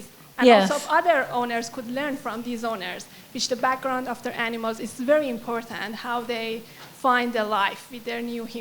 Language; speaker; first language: English; non-native, fluent; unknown